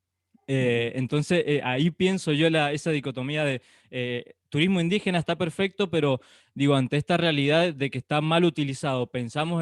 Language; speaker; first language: Spanish; native; Spanish